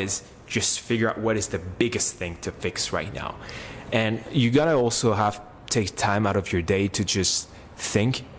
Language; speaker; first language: English; non-native, fluent; French